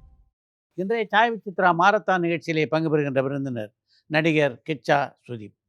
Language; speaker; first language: Tamil; native; Tamil